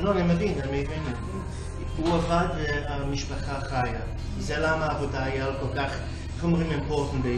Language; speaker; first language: Hebrew; early bilingual, heritage; English